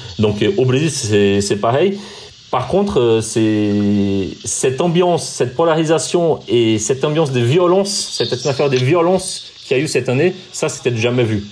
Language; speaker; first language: French; non-native, fluent; Portuguese